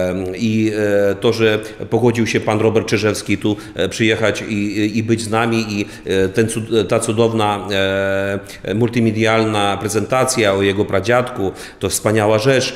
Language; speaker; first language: Polish; non-native, fluent; Ukrainian